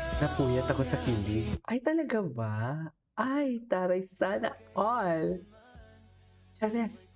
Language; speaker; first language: Filipino; non-native, local second language; Hiligaynon